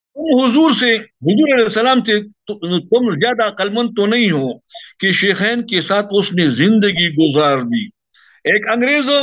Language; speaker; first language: Urdu; non-native, local second language; Pashto